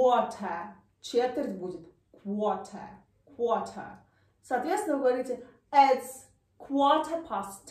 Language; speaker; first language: Russian; native; Russian